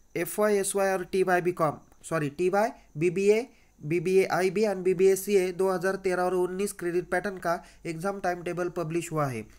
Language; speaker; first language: Hindi; non-native, local second language; Marathi